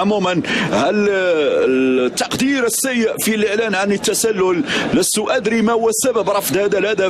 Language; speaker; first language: Arabic; native; Arabic